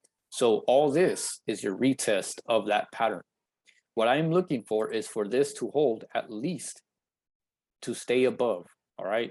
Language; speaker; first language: English; native; English